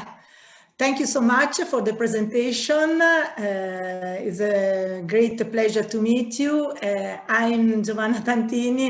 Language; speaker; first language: English; non-native, learner; Italian